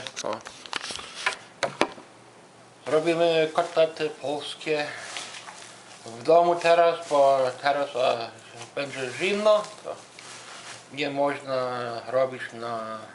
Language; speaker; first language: Polish; early bilingual, heritage; Polish